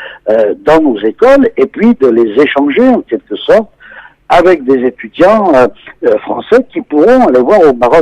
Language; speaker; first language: French; native; French